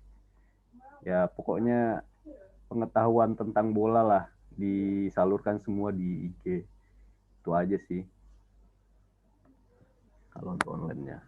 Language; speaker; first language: Indonesian; native; Indonesian